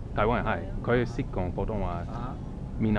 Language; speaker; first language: Cantonese; non-native, learner; English